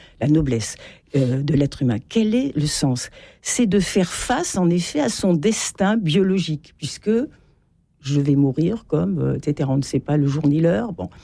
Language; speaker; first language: French; native; French